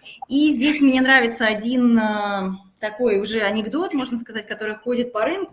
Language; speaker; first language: Russian; native; Russian